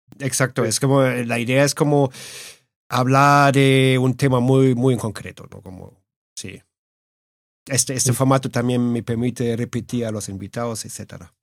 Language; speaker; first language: Spanish; early bilingual, heritage; Spanish